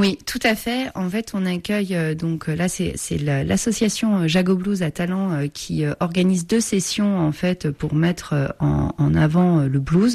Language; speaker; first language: French; native; French